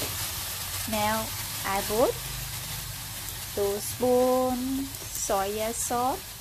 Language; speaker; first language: English; non-native, learner; Vietnamese